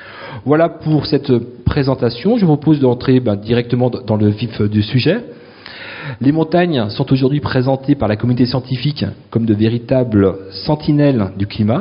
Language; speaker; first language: French; native; French